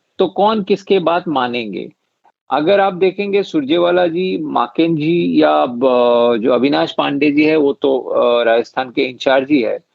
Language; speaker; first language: Hindi; non-native, local second language; Assamese